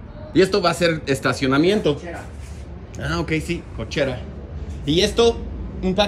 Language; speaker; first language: Spanish; non-native, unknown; English